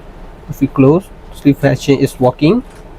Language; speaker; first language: English; non-native, learner; Thai